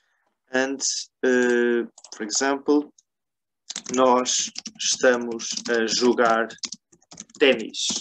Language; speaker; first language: Portuguese; non-native, fluent; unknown